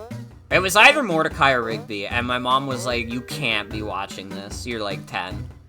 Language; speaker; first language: English; native; English